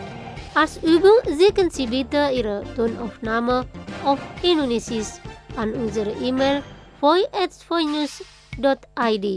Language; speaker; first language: German; non-native, fluent; Indonesian